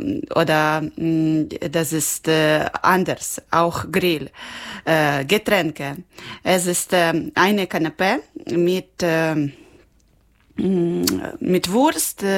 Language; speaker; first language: German; non-native, learner; Ukrainian